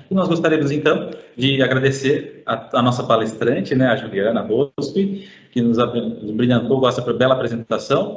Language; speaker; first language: Portuguese; native; Portuguese